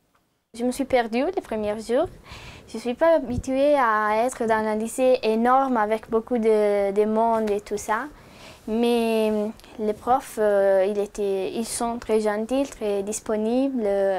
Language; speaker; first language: French; non-native, fluent; Italian